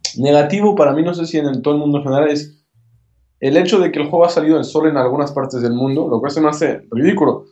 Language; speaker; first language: Spanish; non-native, fluent; French